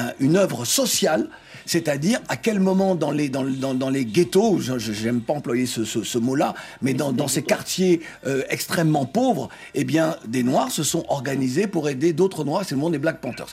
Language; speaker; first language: French; native; French